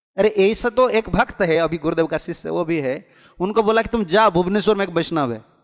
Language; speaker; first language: Hindi; non-native, local second language; Odia